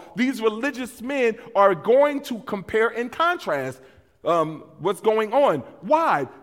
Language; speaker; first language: English; native; English